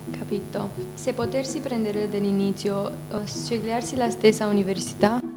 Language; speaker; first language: Italian; non-native, learner; Romanian